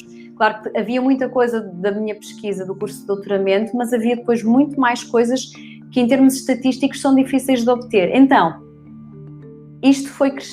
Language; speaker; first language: Portuguese; native; Portuguese